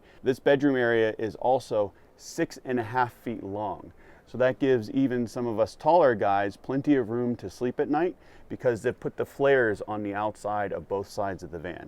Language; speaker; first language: English; native; English